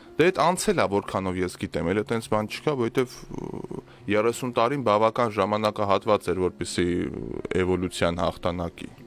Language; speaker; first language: Armenian; native; Armenian